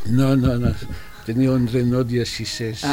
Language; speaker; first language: Spanish; non-native, fluent; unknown